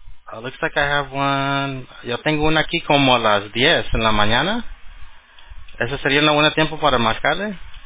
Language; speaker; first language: Spanish; early bilingual, heritage; Spanish